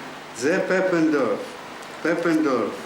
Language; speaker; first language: Hebrew; non-native, fluent; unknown